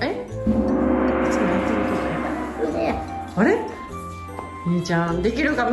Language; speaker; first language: Japanese; native; Japanese